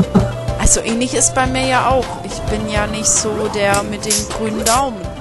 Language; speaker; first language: German; native; German